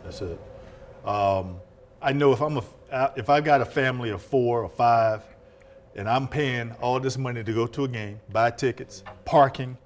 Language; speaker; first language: English; native; English